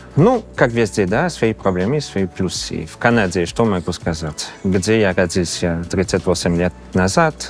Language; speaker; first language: Russian; non-native, fluent; English